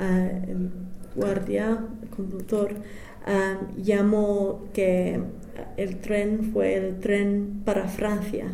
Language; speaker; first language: Spanish; non-native, fluent; English